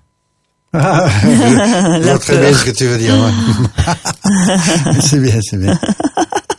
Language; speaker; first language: French; native; French